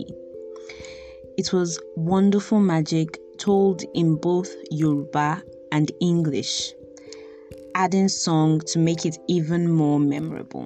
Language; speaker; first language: English; non-native, local second language; Yoruba